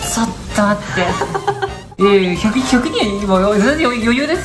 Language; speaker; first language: Japanese; native; Japanese